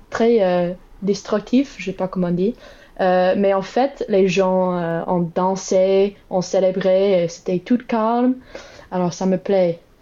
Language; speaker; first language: French; non-native, learner; English